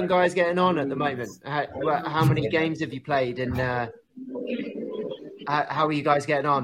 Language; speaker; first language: English; native; English